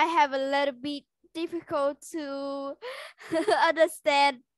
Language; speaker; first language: English; non-native, learner; Vietnamese